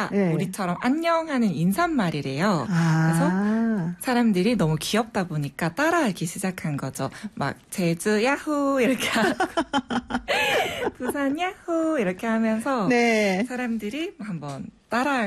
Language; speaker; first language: Korean; native; Korean